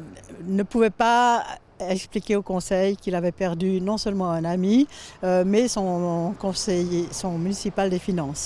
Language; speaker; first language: French; native; French